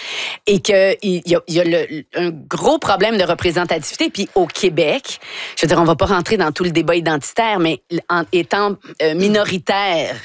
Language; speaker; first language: French; native; French